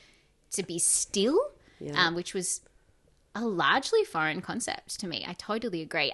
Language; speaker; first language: English; native; English